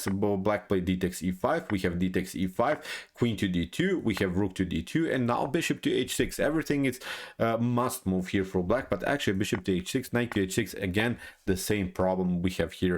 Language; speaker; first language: English; non-native, fluent; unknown